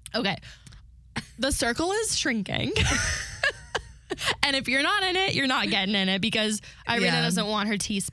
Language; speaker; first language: English; native; English